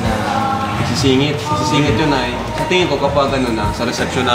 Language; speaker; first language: Filipino; native; Filipino